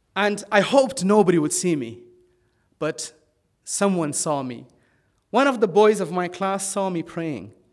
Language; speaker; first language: English; early bilingual, other home language; Dutch